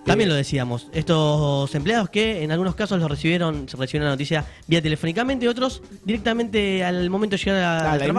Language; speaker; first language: Spanish; native; Spanish